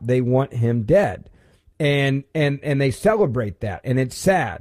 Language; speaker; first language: English; native; English